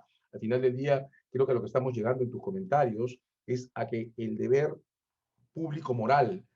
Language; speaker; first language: Spanish; native; Spanish